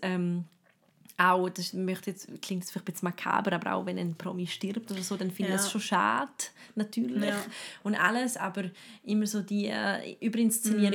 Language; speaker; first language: German; native; German